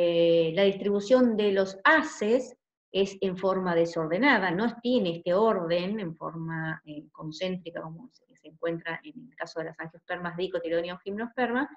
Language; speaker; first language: Spanish; native; Spanish